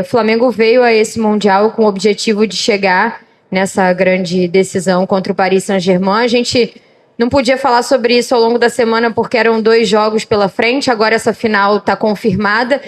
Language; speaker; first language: Portuguese; native; Portuguese